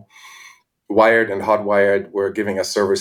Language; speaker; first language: English; non-native, fluent; German